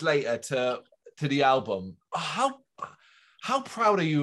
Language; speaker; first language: English; native; English